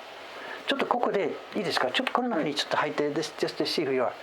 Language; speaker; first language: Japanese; non-native, fluent; English